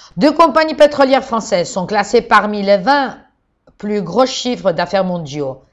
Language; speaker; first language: French; non-native, fluent; Georgian